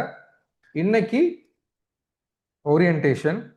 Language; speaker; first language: Tamil; native; Tamil